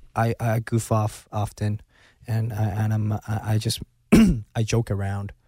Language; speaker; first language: English; non-native, local second language; Cantonese